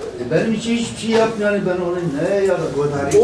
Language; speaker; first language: Turkish; non-native, local second language; Kurdish